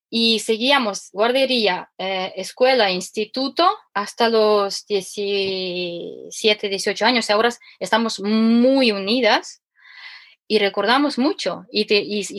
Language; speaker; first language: Spanish; non-native, fluent; Ukrainian